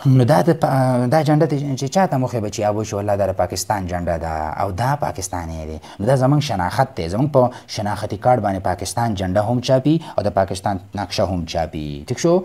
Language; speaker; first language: Urdu; non-native, local second language; Pashto